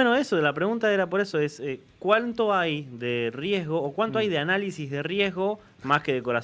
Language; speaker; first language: Spanish; native; Spanish